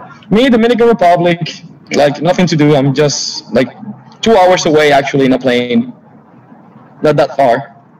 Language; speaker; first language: English; non-native, learner; Spanish